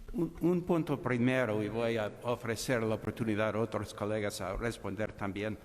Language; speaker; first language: Spanish; non-native, fluent; English